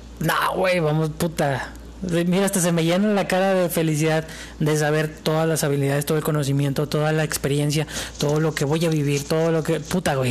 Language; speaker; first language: Spanish; native; Spanish